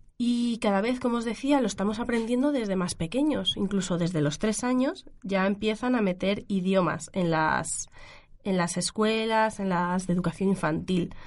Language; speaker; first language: Spanish; native; Spanish